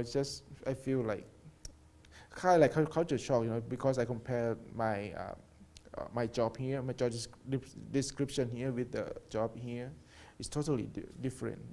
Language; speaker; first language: English; non-native, learner; Thai